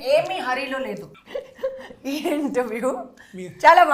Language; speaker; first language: Telugu; non-native, local second language; Hindi